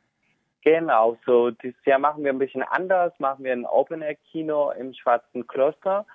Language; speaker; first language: German; non-native, fluent; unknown